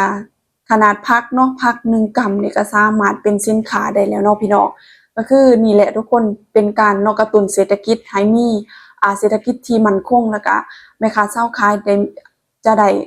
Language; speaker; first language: Thai; non-native, local second language; Lao